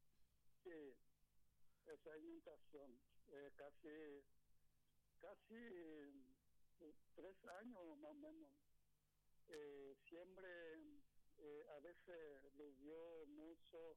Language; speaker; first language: Spanish; non-native, local second language; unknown